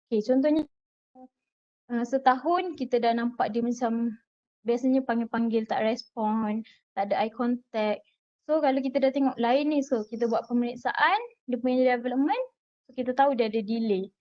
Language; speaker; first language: Malay; native; Malay